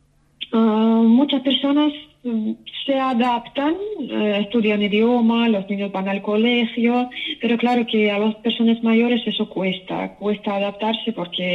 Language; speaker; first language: Spanish; non-native, fluent; Ukrainian